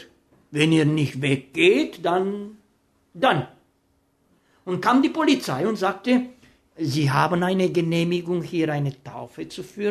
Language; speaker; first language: German; non-native, fluent; Romanian